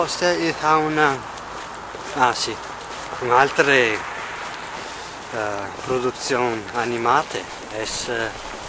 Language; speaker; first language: Italian; non-native, learner; Russian